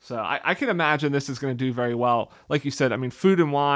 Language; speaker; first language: English; native; English